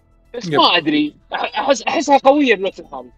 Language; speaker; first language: Arabic; native; Arabic